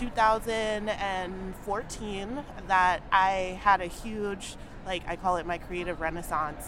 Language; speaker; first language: English; native; English